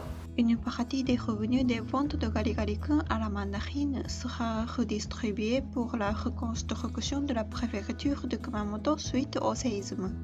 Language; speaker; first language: French; non-native, fluent; Japanese